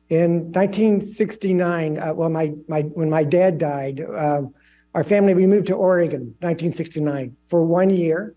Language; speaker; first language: English; native; English